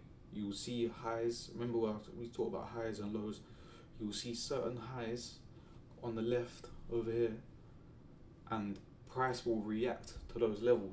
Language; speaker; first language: English; native; English